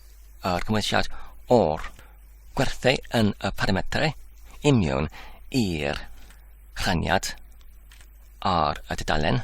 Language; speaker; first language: Welsh; non-native, learner; English